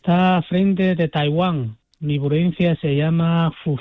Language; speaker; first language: Spanish; non-native, fluent; Chinese